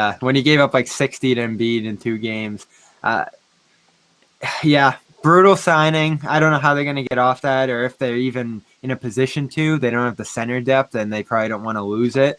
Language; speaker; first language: English; native; English